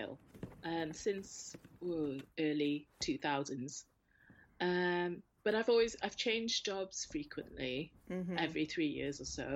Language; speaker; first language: English; native; English